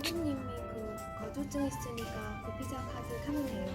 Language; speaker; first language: Korean; non-native, fluent; Vietnamese